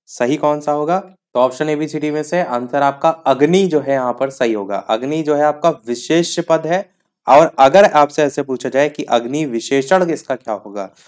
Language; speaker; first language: Hindi; native; Hindi